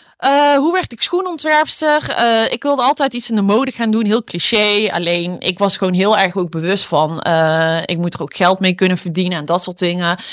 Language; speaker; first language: Dutch; native; Dutch